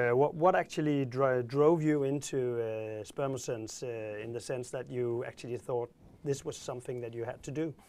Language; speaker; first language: English; non-native, fluent; Danish